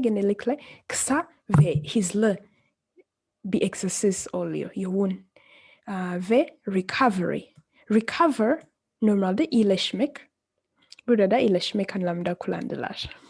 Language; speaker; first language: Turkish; non-native, fluent; English